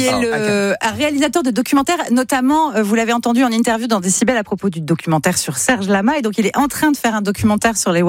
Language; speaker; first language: French; native; French